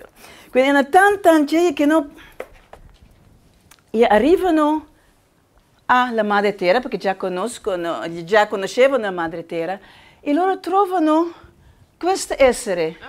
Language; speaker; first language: Italian; non-native, learner; Spanish